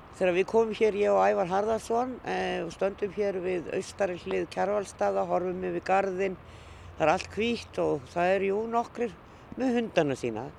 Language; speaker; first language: Icelandic; native; Icelandic